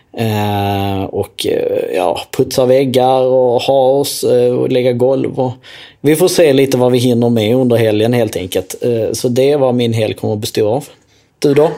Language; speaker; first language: Swedish; early bilingual, other home language; Albanian